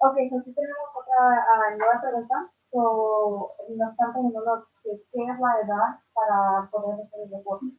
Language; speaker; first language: Spanish; early bilingual, other home language; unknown